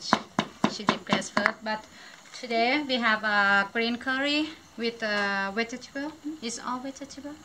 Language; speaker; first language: English; non-native, learner; Thai